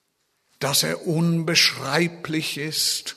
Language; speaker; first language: German; non-native, fluent; English